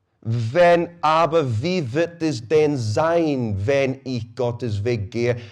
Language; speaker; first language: German; non-native, fluent; English